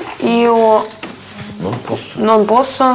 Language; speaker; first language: Italian; non-native, learner; Russian